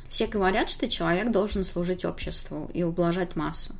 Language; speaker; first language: Russian; native; Russian